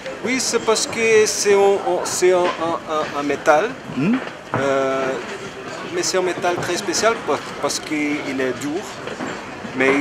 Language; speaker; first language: French; non-native, fluent; Portuguese